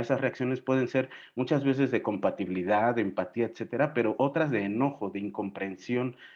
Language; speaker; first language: Spanish; native; Spanish